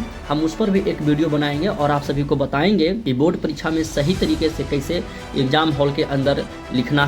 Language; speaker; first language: Hindi; native; Hindi